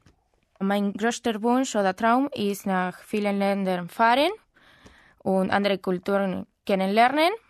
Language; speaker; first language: German; non-native, learner; Spanish